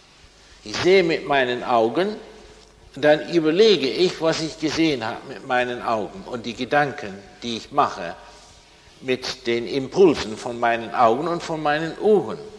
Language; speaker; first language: German; non-native, fluent; English